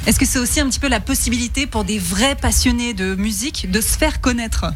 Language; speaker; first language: French; native; French